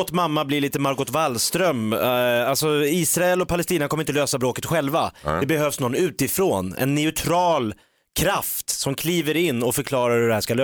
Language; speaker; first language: Swedish; native; Swedish